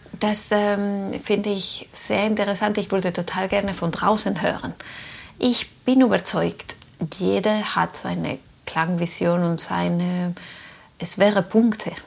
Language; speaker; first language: German; non-native, fluent; Spanish